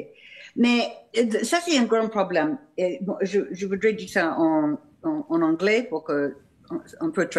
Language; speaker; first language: French; non-native, fluent; English